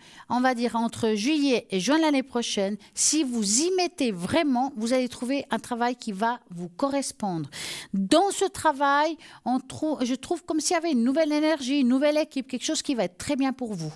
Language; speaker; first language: French; native; French